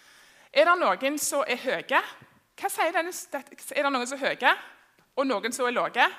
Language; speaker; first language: Norwegian; non-native, learner; English